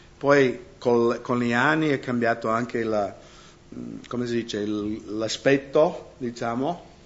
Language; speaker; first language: Italian; non-native, fluent; English